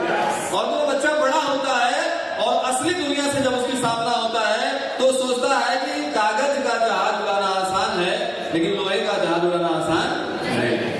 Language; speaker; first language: Hindi; native; Hindi